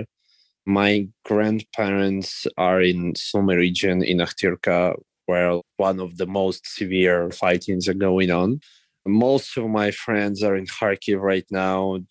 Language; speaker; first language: English; non-native, fluent; Russian